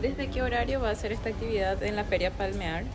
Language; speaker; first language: Spanish; native; Spanish